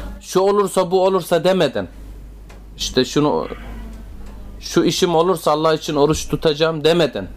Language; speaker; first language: Turkish; native; Turkish